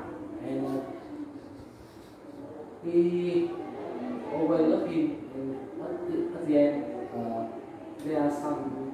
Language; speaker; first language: English; non-native, learner; Vietnamese